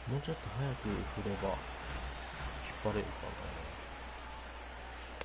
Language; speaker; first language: Japanese; native; Japanese